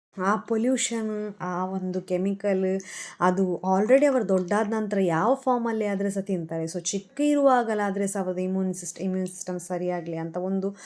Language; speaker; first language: Kannada; non-native, local second language; Tulu